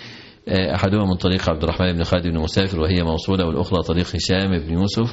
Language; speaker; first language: Arabic; native; Arabic